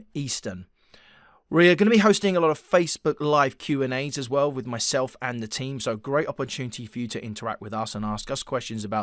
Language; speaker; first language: English; native; English